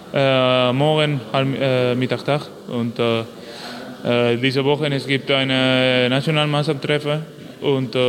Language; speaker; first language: German; non-native, learner; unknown